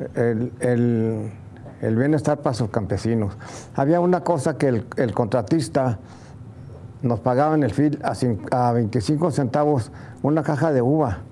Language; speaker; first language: Spanish; native; Spanish